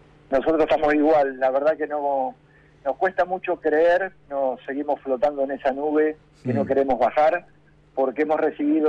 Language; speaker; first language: Spanish; native; Spanish